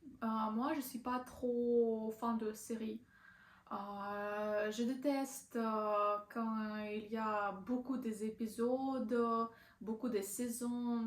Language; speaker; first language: French; non-native, learner; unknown